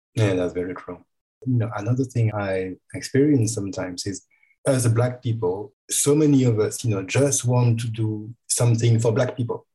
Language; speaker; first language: English; non-native, fluent; French